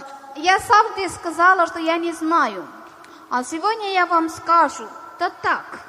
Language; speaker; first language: Ukrainian; non-native, learner; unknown